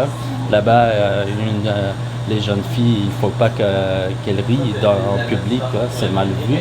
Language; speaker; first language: French; non-native, fluent; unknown